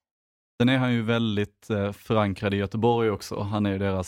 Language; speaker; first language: Swedish; native; Swedish